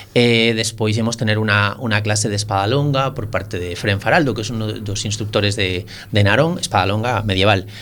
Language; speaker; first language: Galician; non-native, local second language; Spanish